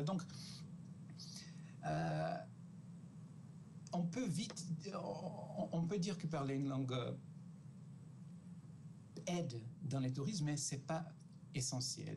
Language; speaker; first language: French; non-native, fluent; Portuguese